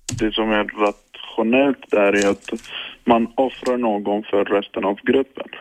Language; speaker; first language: Swedish; non-native, fluent; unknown